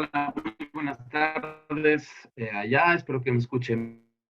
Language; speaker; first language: Spanish; native; Spanish